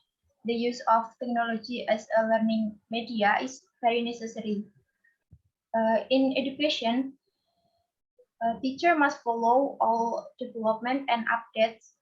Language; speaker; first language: English; non-native, fluent; Indonesian